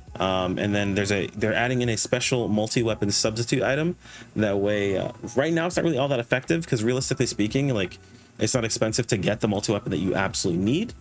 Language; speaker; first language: English; native; English